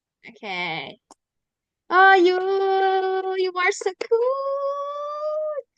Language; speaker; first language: English; non-native, learner; Indonesian